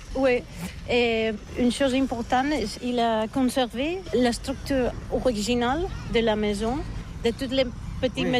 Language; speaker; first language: French; non-native, learner; Catalan